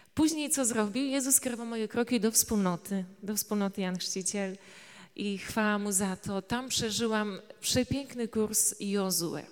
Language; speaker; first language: Polish; native; Polish